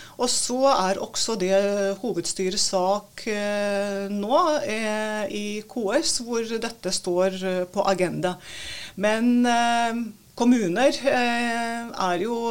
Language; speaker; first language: Norwegian; non-native, fluent; Latvian